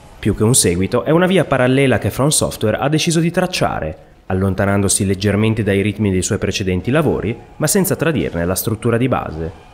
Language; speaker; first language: Italian; native; Italian